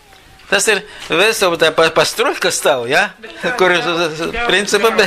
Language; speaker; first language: Latvian; non-native, local second language; Russian